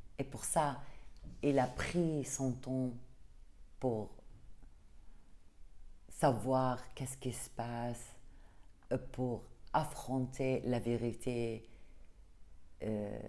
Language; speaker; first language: French; non-native, learner; Arabic